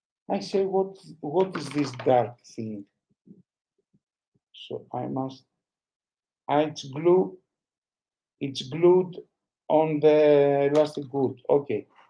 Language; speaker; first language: English; non-native, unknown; Greek